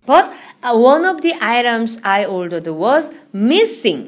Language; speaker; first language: English; non-native, fluent; Korean